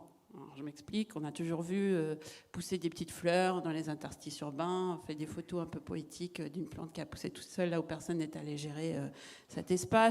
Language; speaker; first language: French; native; French